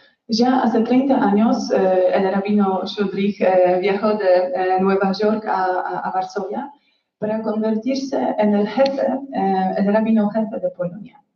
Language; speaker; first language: Spanish; non-native, fluent; Polish